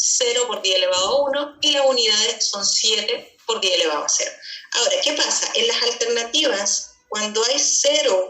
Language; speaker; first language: Spanish; native; Spanish